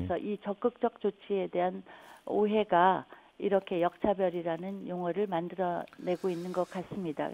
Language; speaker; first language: Korean; native; Korean